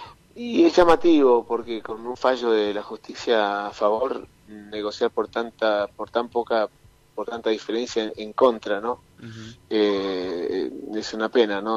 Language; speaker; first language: Spanish; native; Spanish